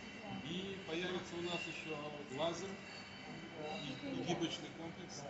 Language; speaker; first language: Russian; native; Russian